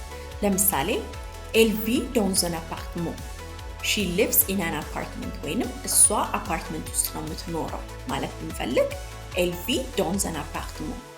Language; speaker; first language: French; non-native, fluent; Amharic